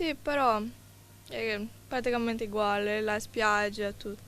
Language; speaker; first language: Italian; non-native, learner; Portuguese